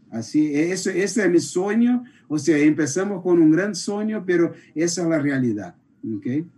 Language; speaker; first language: Spanish; non-native, fluent; Portuguese